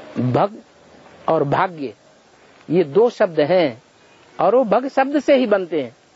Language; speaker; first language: Hindi; native; Hindi